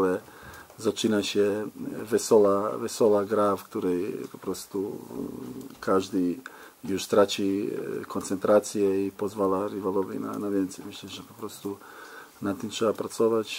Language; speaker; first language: Polish; non-native, fluent; Serbian